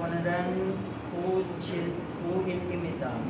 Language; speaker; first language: Korean; non-native, learner; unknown